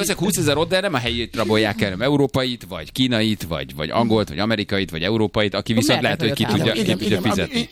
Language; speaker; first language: Hungarian; native; Hungarian